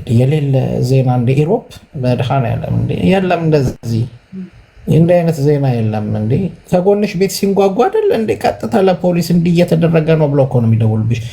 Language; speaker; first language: Amharic; native; Amharic